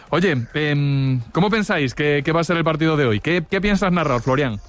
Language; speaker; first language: Spanish; native; Spanish